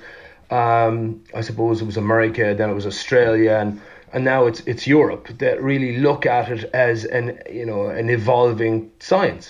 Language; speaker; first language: English; native; English